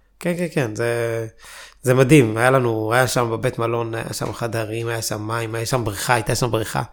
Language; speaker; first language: Hebrew; early bilingual, other home language; Amharic